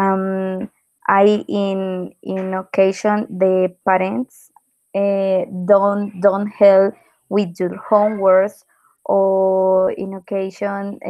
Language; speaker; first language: English; non-native, learner; Spanish